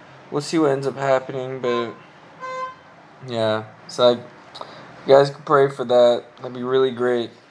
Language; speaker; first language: English; native; English